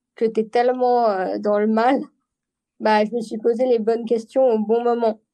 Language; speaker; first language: French; native; French